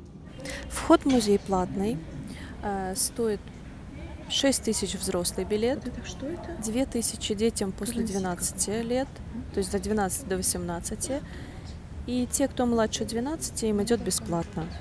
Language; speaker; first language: Russian; native; Russian